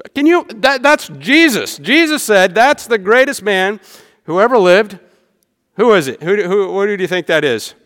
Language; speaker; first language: English; native; English